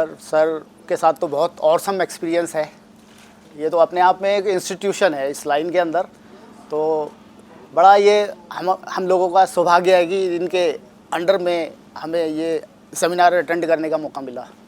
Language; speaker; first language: Hindi; native; Hindi